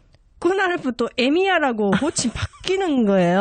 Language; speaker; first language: Korean; non-native, fluent; Japanese